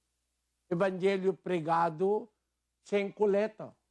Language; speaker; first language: Portuguese; non-native, learner; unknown